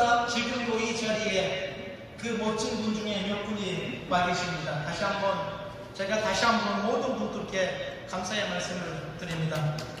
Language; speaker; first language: Korean; non-native, fluent; Turkish